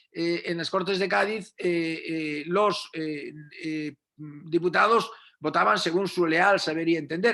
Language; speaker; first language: Spanish; native; Spanish